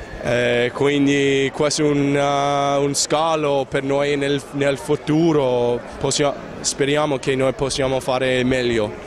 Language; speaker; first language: Italian; non-native, learner; Spanish